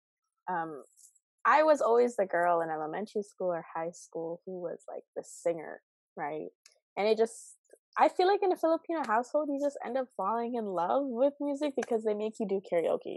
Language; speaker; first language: English; native; English